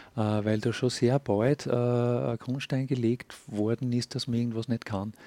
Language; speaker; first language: German; native; German